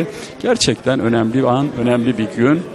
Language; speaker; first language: Turkish; native; Turkish